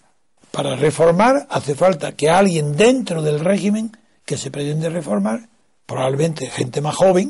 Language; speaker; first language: Spanish; native; Spanish